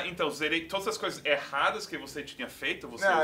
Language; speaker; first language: Portuguese; non-native, fluent; English